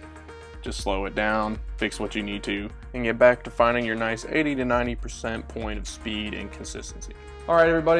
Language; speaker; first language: English; native; English